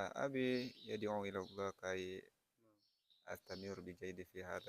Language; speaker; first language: Arabic; non-native, learner; Swahili